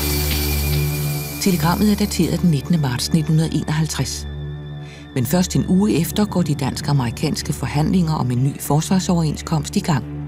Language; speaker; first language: Danish; native; Danish